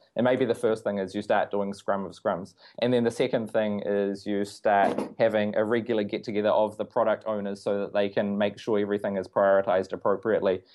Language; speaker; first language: English; native; English